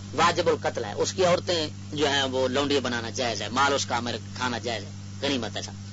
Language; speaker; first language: Urdu; non-native, local second language; Punjabi